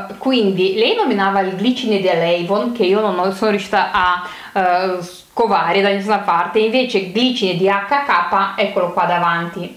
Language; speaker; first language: Italian; non-native, fluent; Romanian